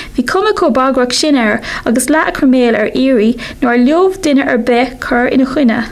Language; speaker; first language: Irish; non-native, local second language; English